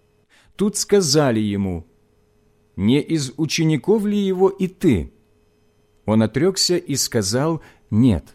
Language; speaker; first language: Russian; native; Russian